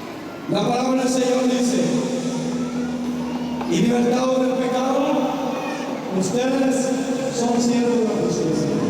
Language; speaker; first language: Spanish; native; Spanish